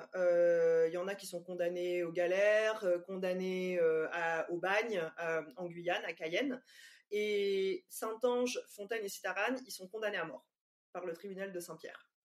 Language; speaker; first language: French; native; French